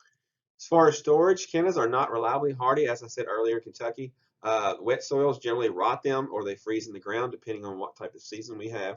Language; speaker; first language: English; native; English